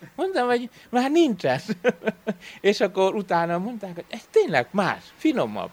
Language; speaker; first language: Hungarian; non-native, fluent; Vietnamese